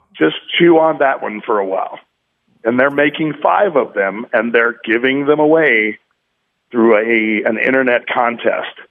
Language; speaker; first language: English; native; English